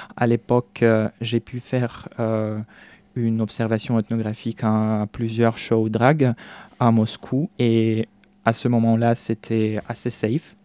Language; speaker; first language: French; non-native, fluent; Russian